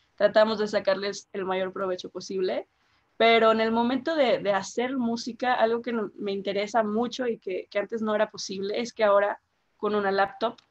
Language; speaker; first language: Spanish; native; Spanish